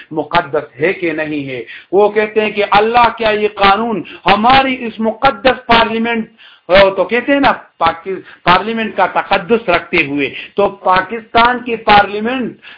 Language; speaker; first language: Urdu; non-native, local second language; Pashto